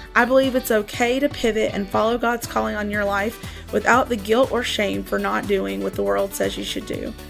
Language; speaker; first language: English; native; English